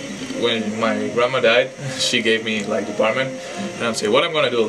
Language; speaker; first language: English; non-native, fluent; Spanish